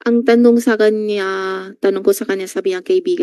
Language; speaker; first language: Filipino; non-native, learner; Chinese